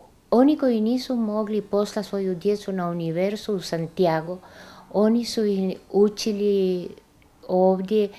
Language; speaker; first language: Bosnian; early bilingual, heritage; Bosnian